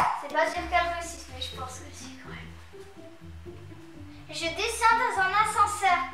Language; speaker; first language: French; native; French